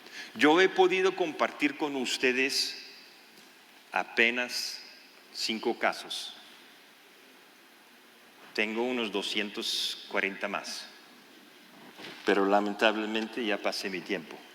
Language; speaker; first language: Spanish; non-native, fluent; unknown